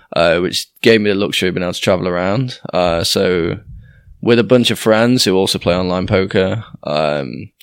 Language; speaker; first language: English; native; English